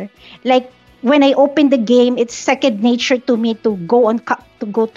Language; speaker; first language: English; non-native, local second language; Filipino